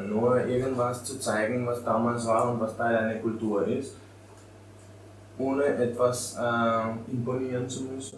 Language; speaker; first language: German; non-native, fluent; Albanian